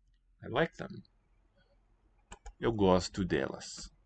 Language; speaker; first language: Portuguese; non-native, learner; English